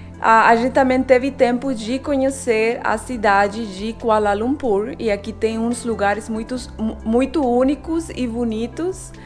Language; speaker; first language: Portuguese; non-native, fluent; Spanish